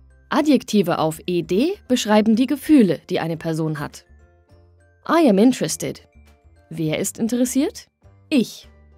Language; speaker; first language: German; native; German